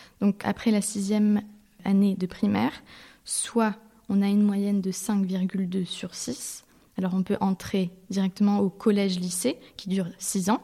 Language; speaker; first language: French; early bilingual, heritage; French